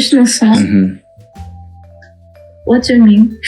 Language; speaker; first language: English; non-native, fluent; Russian